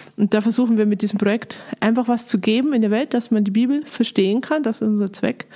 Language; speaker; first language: German; native; German